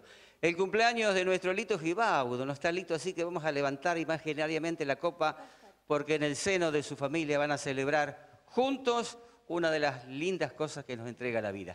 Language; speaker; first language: Spanish; native; Spanish